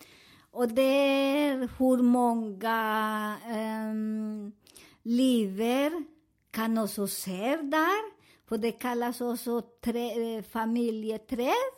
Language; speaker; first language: Swedish; non-native, learner; Spanish